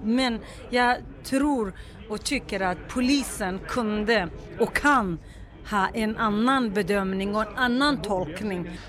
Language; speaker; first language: Swedish; non-native, fluent; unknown